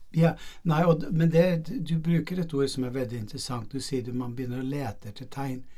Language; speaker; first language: Norwegian; non-native, fluent; English